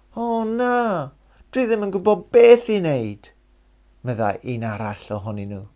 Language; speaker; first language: Welsh; non-native, local second language; English